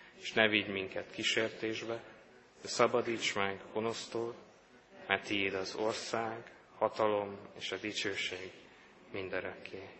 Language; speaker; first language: Hungarian; native; Hungarian